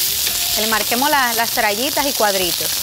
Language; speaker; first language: Spanish; native; Spanish